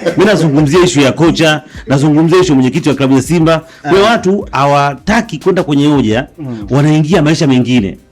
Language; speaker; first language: Swahili; native; Swahili